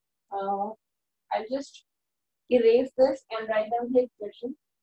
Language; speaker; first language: English; non-native, local second language; Hindi